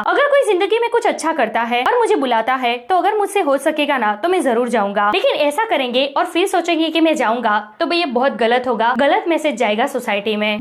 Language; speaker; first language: Hindi; native; Hindi